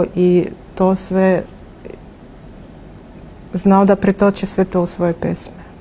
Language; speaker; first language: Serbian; non-native, fluent; Russian